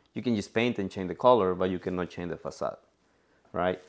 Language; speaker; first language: English; non-native, fluent; Spanish